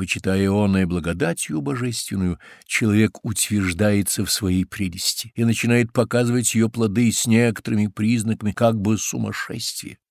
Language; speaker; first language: Russian; native; Russian